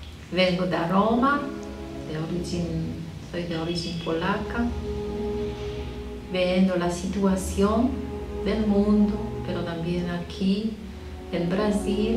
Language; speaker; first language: Spanish; non-native, learner; Polish